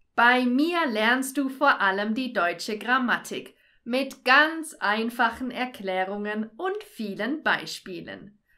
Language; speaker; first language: German; native; German